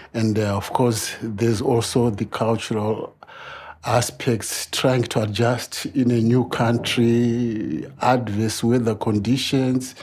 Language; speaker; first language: English; non-native, local second language; Shona